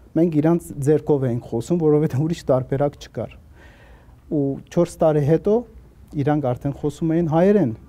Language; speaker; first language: Armenian; early bilingual, heritage; Armenian